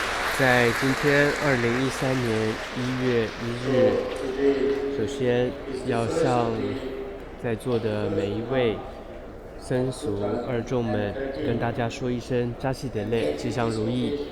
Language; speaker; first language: Chinese; native; Chinese